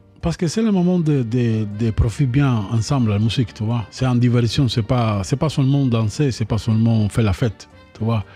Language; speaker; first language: French; non-native, learner; Spanish